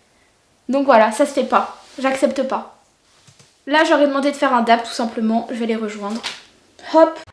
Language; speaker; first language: French; native; French